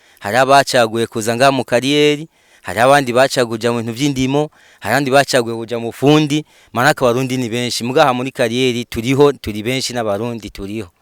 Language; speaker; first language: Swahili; non-native, fluent; Rundi